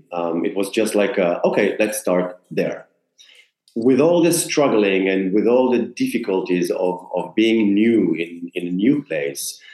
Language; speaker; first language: English; non-native, fluent; Hebrew